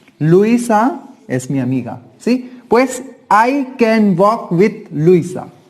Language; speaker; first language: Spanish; non-native, learner; Hindi